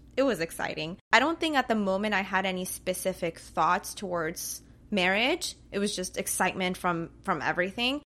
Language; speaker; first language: English; early bilingual, other home language; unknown